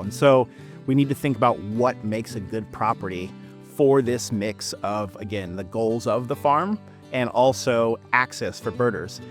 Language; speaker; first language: English; native; English